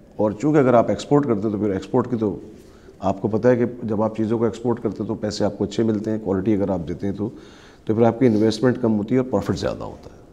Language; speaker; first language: Urdu; native; Urdu